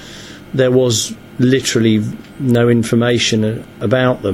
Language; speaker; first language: English; native; English